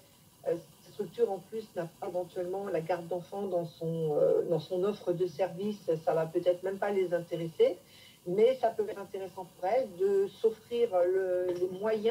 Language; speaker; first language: French; native; French